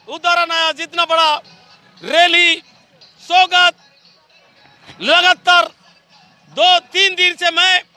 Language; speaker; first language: Hindi; native; Hindi